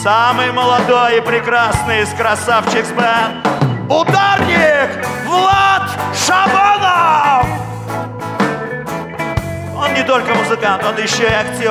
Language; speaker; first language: Russian; native; Russian